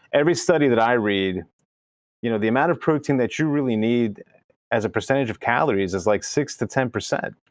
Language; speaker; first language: English; early bilingual, other home language; Spanish